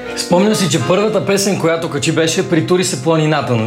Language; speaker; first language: Bulgarian; native; Bulgarian